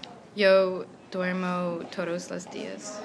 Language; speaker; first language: Spanish; non-native, learner; English